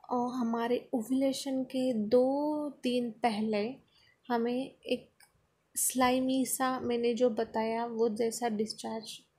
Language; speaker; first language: Hindi; non-native, local second language; Marathi